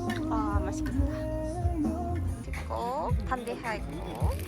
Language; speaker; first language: Korean; non-native, learner; Japanese